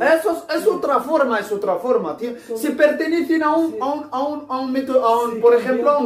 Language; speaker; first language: Spanish; non-native, fluent; Arabic